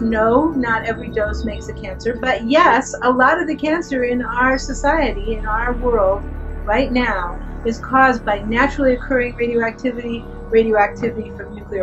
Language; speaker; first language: English; native; English